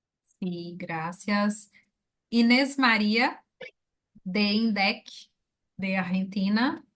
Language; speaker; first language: Spanish; non-native, learner; Portuguese